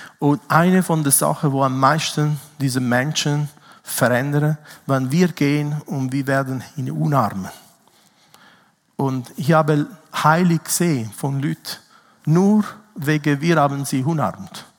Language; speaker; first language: German; non-native, fluent; Italian